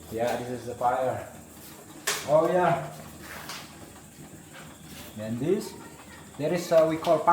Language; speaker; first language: English; non-native, learner; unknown